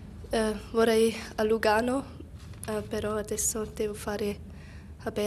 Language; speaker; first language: Italian; non-native, learner; German